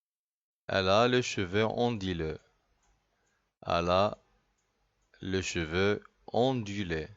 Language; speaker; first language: French; non-native, fluent; Arabic